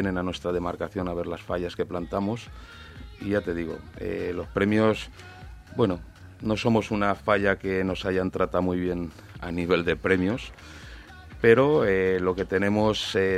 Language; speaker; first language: Spanish; native; Spanish